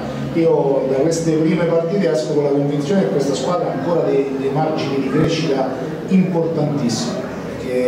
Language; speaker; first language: Italian; native; Italian